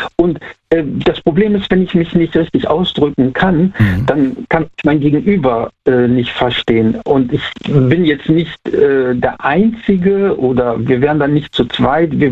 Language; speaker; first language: German; native; German